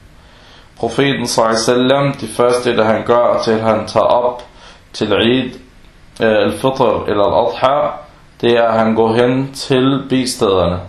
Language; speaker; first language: Danish; early bilingual, other home language; Arabic